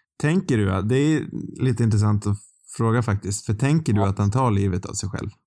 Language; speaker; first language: Swedish; native; Swedish